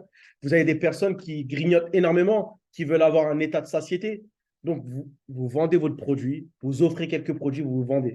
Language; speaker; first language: French; native; French